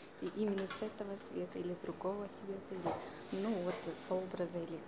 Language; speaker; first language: Russian; non-native, local second language; Tuvinian